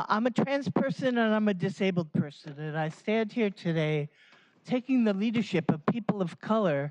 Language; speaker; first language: English; native; English